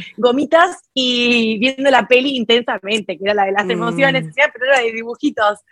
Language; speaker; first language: Spanish; native; Spanish